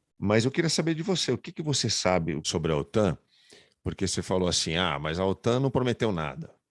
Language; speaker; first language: Portuguese; native; Portuguese